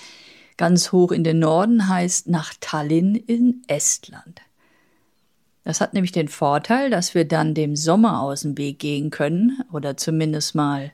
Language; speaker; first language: German; native; German